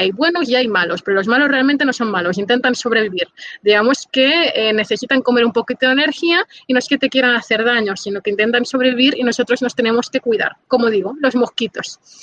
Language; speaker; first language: Spanish; native; Spanish